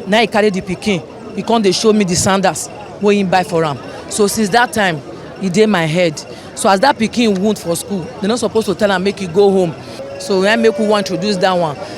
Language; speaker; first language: Nigerian Pidgin; non-native, local second language; Bini